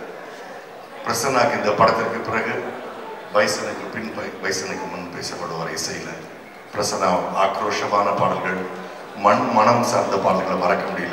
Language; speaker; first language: Tamil; native; Tamil